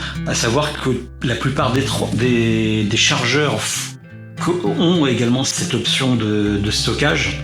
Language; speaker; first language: French; native; French